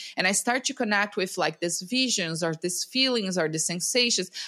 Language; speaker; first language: English; non-native, fluent; Portuguese